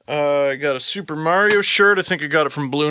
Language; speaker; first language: English; native; English